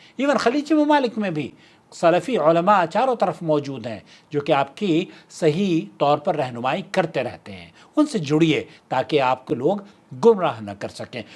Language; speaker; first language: Urdu; native; Urdu